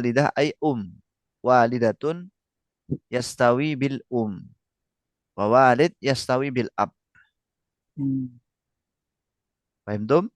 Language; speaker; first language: Arabic; non-native, fluent; Indonesian